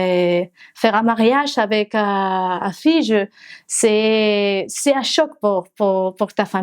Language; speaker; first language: French; non-native, learner; Spanish